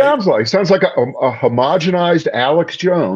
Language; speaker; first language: English; native; English